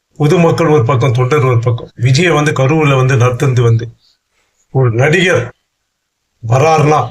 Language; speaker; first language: Tamil; native; Tamil